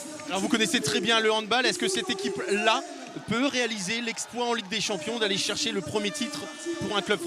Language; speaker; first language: French; native; French